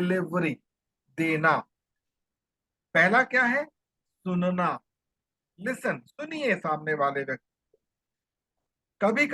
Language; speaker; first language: Hindi; native; Hindi